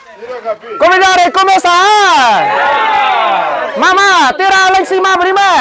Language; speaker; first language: Portuguese; non-native, learner; Vietnamese